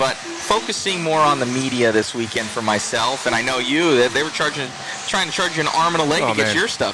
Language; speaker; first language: English; native; English